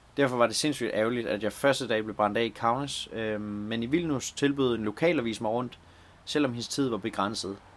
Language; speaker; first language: Danish; native; Danish